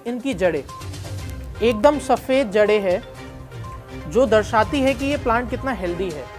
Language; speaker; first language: Hindi; native; Hindi